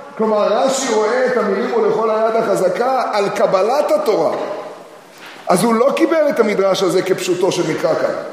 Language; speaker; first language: Hebrew; native; Hebrew